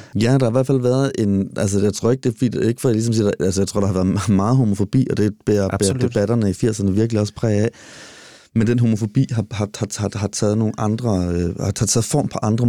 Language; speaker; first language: Danish; native; Danish